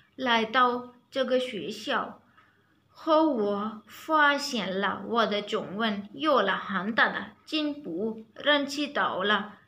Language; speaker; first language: Chinese; non-native, learner; Urdu